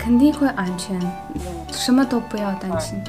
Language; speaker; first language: Chinese; non-native, fluent; Russian